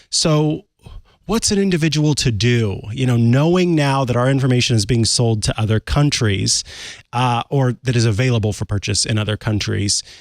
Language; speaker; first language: English; native; English